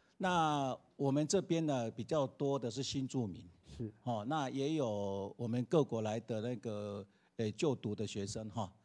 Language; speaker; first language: Chinese; native; Chinese